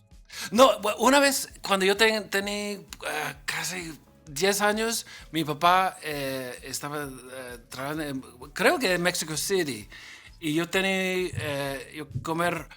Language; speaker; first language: Spanish; non-native, learner; English